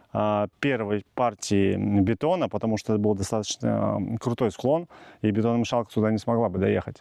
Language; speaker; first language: Russian; native; Russian